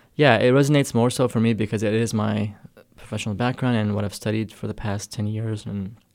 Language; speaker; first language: English; early bilingual, other home language; Arabic